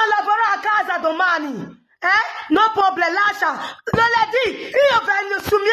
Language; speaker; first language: Italian; non-native, learner; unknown